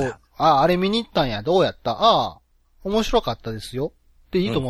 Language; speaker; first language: Japanese; native; Japanese